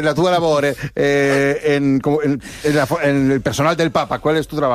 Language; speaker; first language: Spanish; native; Spanish